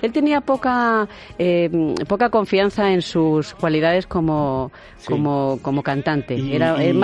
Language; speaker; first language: Spanish; native; Spanish